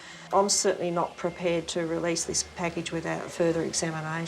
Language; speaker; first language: English; native; English